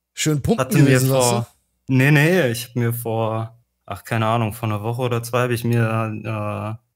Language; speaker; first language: German; native; German